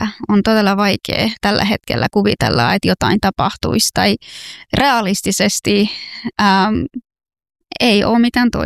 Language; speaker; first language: Finnish; non-native, fluent; Persian